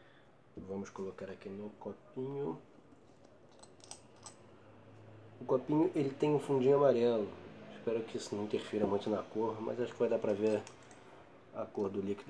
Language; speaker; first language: Portuguese; native; Portuguese